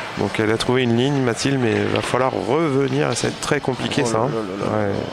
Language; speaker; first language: French; native; French